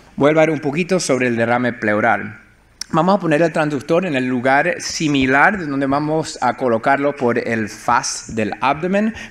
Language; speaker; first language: Spanish; early bilingual, heritage; Spanish